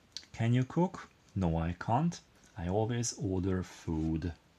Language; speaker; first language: English; non-native, fluent; Hungarian